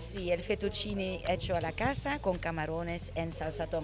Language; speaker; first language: Spanish; non-native, learner; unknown